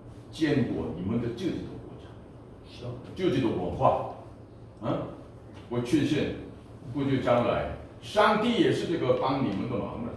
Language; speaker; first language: Chinese; non-native, fluent; Korean